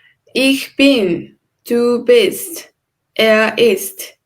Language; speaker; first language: German; non-native, learner; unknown